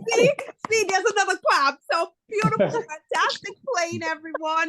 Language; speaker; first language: English; native; English